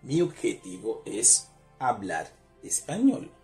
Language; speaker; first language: Spanish; non-native, fluent; Haitian Creole